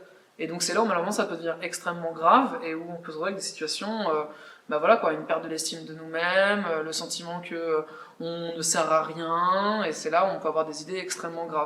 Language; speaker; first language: French; native; French